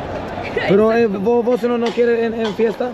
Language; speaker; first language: Portuguese; non-native, learner; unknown